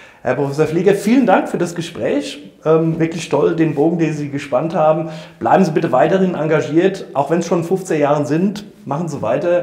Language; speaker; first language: German; native; German